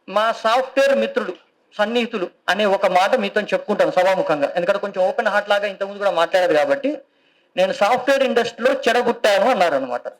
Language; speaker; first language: Telugu; native; Telugu